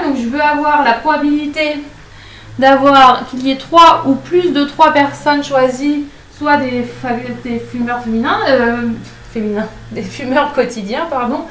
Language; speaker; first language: French; native; French